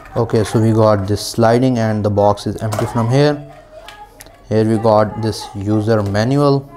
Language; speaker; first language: English; non-native, local second language; Urdu